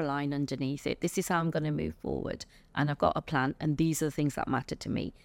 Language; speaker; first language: English; native; English